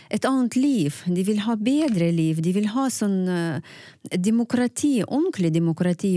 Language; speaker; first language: Norwegian; non-native, fluent; Russian